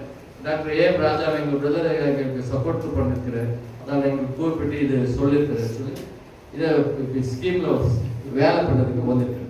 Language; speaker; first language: Tamil; non-native, learner; Kannada